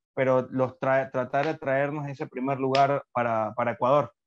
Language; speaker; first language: Spanish; native; Spanish